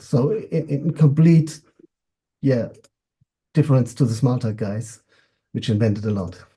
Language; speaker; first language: English; non-native, fluent; German